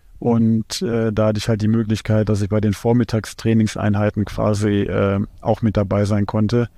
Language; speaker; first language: German; native; German